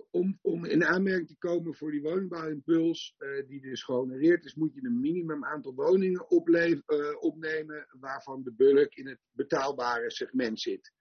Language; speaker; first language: Dutch; native; Dutch